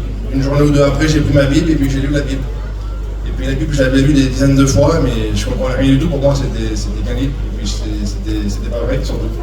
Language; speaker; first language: French; native; French